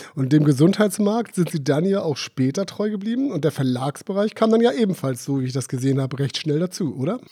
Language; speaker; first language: German; native; German